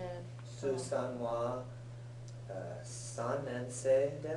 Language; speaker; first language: Japanese; non-native, learner; English